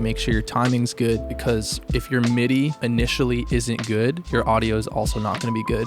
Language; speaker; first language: English; native; English